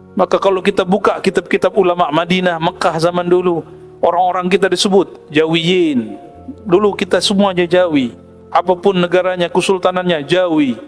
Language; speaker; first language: Malay; non-native, local second language; Minangkabau